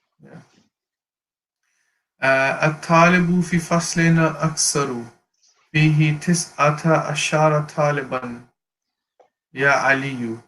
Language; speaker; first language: Arabic; non-native, learner; English